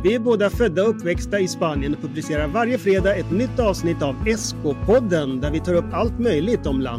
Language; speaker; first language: Swedish; early bilingual, heritage; Swedish